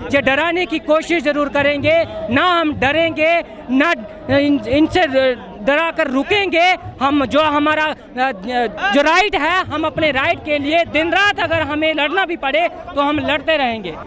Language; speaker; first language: Hindi; native; Hindi